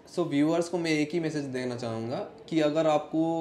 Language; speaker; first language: Hindi; non-native, local second language; Assamese